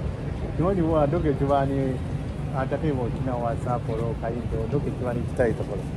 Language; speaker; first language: Japanese; non-native, learner; Ganda